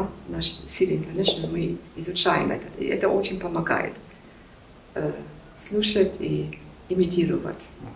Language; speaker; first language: Russian; non-native, learner; German